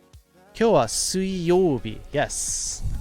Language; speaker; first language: Japanese; non-native, fluent; English